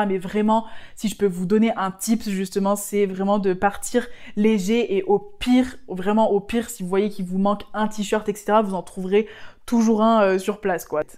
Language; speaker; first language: French; native; French